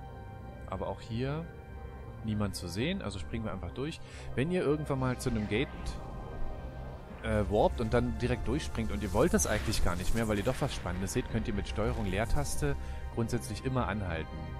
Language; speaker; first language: German; native; German